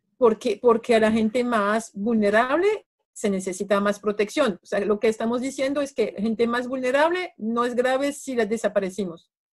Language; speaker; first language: Spanish; non-native, fluent; French